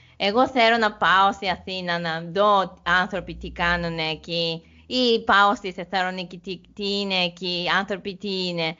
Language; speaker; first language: Greek; non-native, learner; Japanese